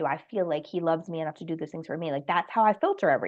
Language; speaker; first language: English; native; English